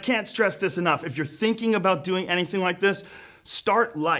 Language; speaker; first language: English; native; English